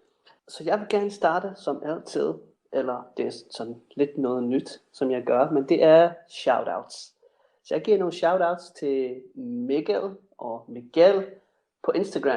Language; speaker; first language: Danish; non-native, fluent; English